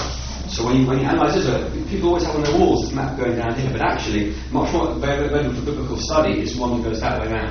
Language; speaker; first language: English; native; English